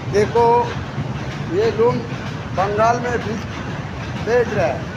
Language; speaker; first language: Hindi; non-native, local second language; Telugu